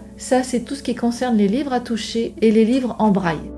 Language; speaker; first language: French; native; French